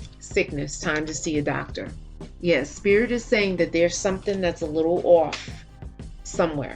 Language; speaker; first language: English; native; English